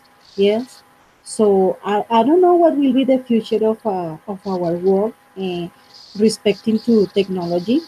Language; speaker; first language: English; non-native, fluent; Spanish